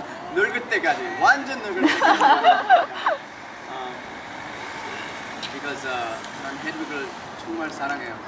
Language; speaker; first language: Korean; early bilingual, heritage; English